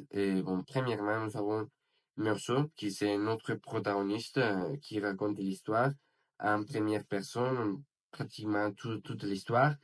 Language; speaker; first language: French; non-native, learner; Spanish